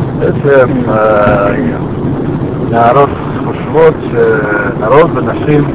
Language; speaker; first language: Hebrew; non-native, fluent; Russian